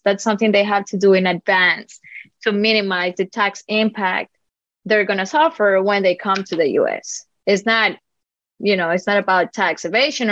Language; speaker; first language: English; non-native, fluent; Spanish